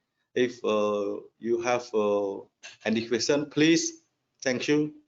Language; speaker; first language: English; non-native, learner; Khmer